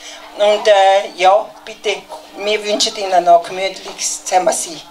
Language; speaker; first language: German; non-native, fluent; Tibetan